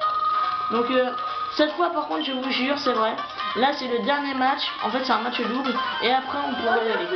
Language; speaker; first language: French; native; French